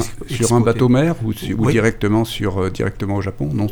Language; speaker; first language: French; native; French